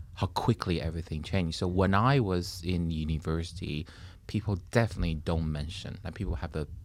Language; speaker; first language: English; non-native, fluent; Chinese